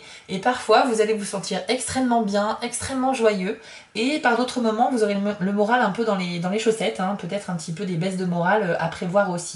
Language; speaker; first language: French; native; French